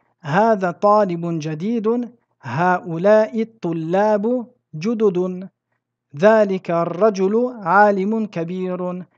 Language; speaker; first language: Arabic; non-native, fluent; French